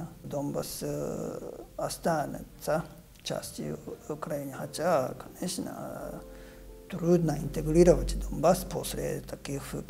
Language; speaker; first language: Russian; non-native, fluent; Japanese